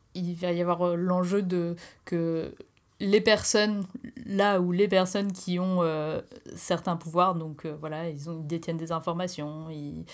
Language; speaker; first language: French; native; French